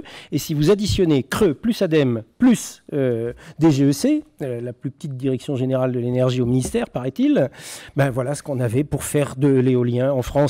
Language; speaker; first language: French; native; French